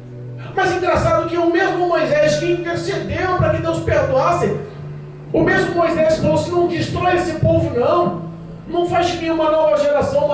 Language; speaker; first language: Portuguese; native; Portuguese